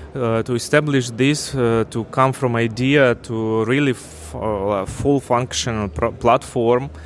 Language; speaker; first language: English; non-native, fluent; Ukrainian